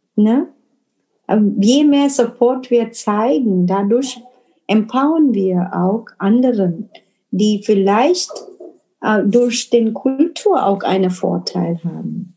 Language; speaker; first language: German; non-native, fluent; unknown